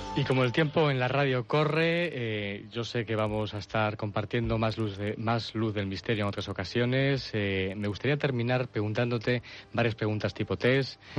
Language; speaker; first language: Spanish; native; Spanish